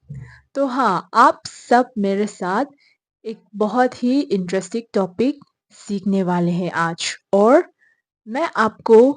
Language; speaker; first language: Hindi; non-native, local second language; Mizo